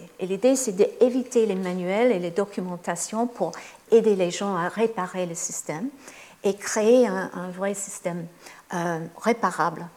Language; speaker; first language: French; non-native, fluent; English